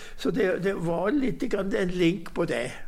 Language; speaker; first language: Norwegian; non-native, fluent; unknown